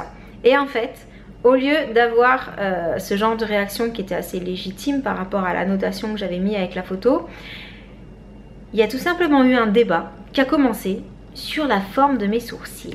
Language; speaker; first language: French; native; French